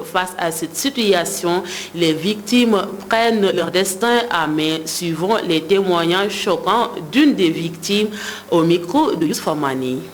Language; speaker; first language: French; non-native, local second language; Wolof